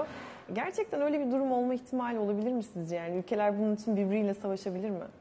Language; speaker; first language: Turkish; native; Turkish